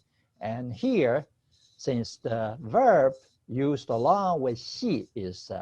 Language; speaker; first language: English; non-native, fluent; Chinese